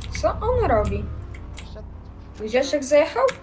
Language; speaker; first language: Polish; native; Polish